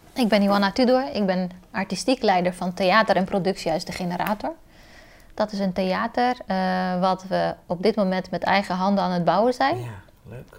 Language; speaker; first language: Dutch; early bilingual, other home language; Romanian